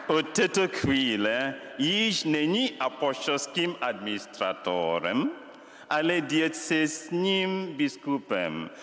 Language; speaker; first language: Czech; non-native, learner; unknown